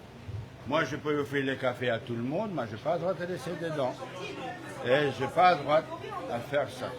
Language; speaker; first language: French; non-native, learner; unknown